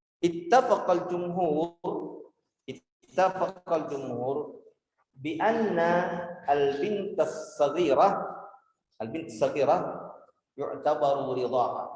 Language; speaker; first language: Arabic; non-native, fluent; Indonesian